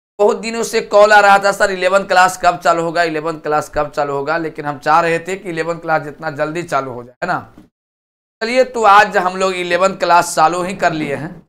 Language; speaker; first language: Hindi; native; Hindi